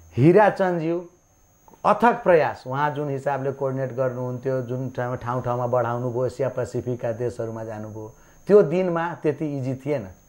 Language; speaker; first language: Nepali; non-native, local second language; Maithili